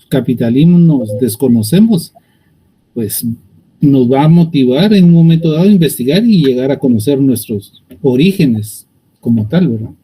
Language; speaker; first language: Spanish; native; Spanish